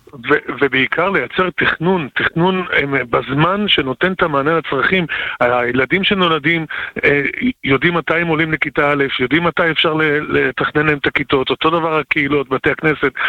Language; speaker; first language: Hebrew; native; Hebrew